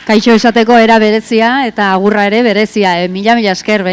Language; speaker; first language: Basque; native; Basque